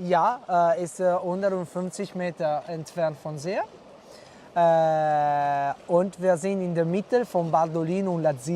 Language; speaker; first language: German; non-native, learner; Italian